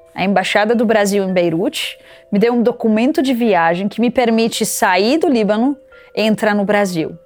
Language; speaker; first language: Portuguese; non-native, fluent; Arabic